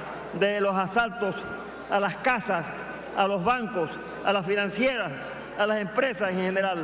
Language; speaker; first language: Spanish; native; Spanish